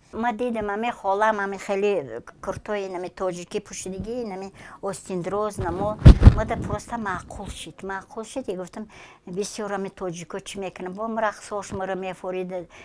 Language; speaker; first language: Tajik; non-native, local second language; Russian